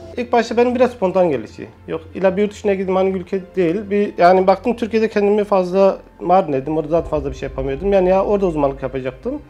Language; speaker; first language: Turkish; native; Turkish